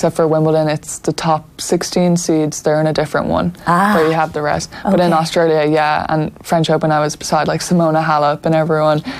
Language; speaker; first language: English; native; English